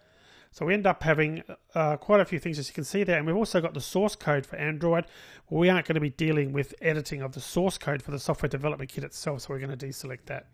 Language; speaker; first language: English; native; English